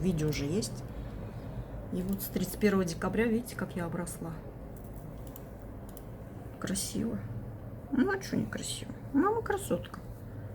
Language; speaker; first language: Russian; native; Russian